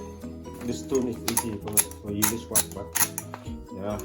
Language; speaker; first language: English; non-native, learner; Vietnamese